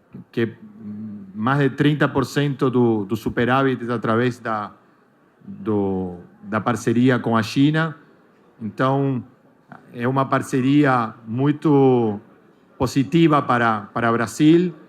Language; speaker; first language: Portuguese; non-native, fluent; Spanish